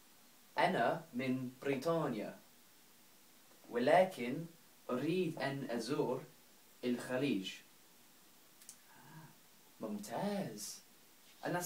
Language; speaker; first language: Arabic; non-native, fluent; English